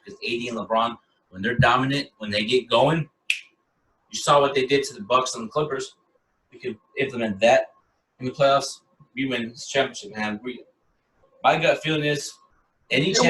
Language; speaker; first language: English; native; English